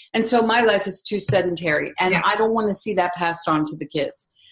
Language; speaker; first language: English; native; English